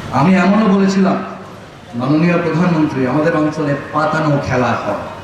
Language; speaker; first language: Bangla; non-native, local second language; Chakma